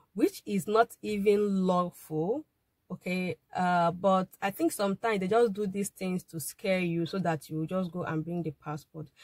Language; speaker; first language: English; non-native, local second language; Igbo